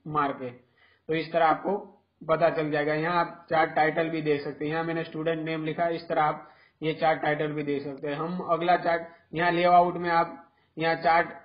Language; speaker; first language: Hindi; non-native, local second language; Gujarati